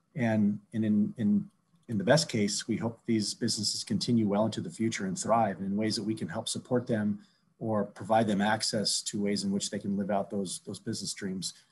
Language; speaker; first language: English; native; English